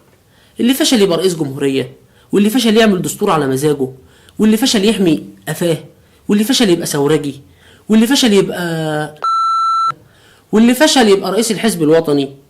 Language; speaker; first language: Arabic; native; Arabic